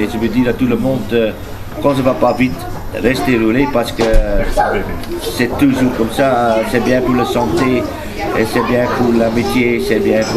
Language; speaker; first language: French; non-native, learner; Dutch